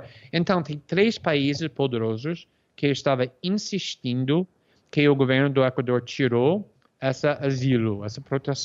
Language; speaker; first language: Portuguese; non-native, fluent; English